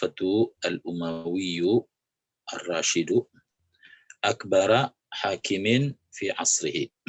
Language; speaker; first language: Arabic; non-native, fluent; Indonesian